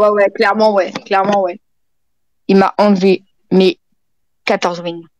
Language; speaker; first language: French; native; French